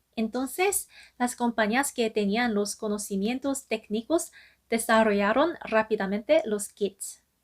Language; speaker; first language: Spanish; non-native, fluent; Korean